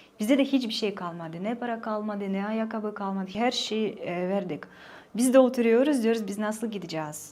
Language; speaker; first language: Turkish; non-native, fluent; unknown